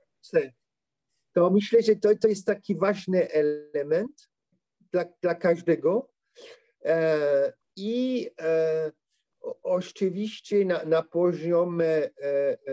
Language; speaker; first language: Polish; non-native, learner; French